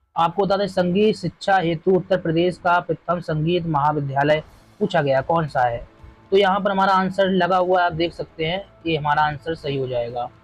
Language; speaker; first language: Hindi; native; Hindi